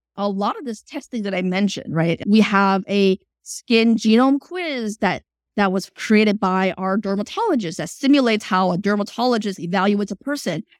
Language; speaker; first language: English; early bilingual, other home language; Chinese